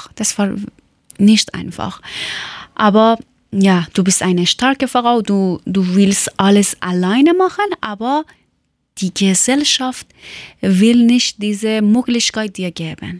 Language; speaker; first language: German; non-native, learner; Persian